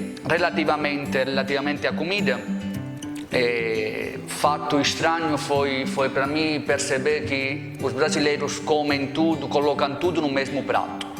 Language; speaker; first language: Portuguese; non-native, fluent; Italian